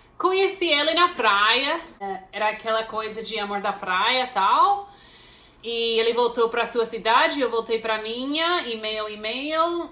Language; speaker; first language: Portuguese; non-native, fluent; English